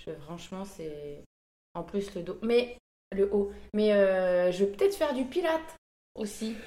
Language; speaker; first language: French; native; French